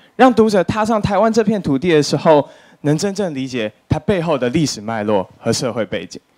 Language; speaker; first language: Chinese; native; Chinese